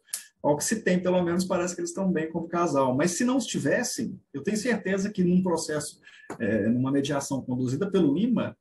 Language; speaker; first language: Portuguese; native; Portuguese